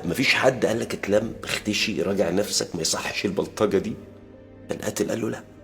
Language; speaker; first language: Arabic; native; Arabic